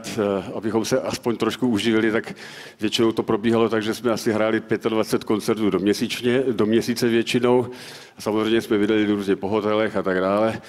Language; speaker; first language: Czech; native; Czech